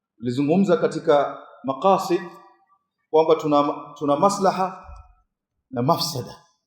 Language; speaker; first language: Swahili; native; Swahili